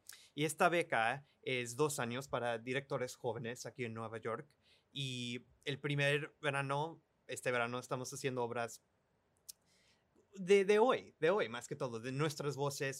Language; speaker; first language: Spanish; early bilingual, other home language; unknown